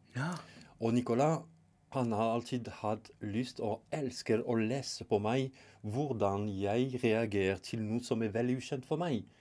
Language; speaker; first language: Norwegian; non-native, fluent; French